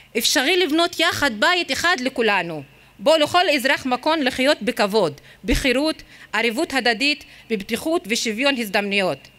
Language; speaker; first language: Hebrew; non-native, local second language; Arabic